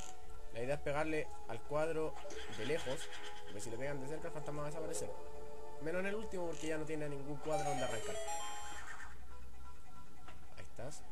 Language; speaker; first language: Spanish; native; Spanish